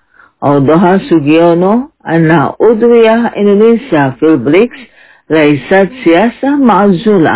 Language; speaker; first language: Arabic; non-native, fluent; Indonesian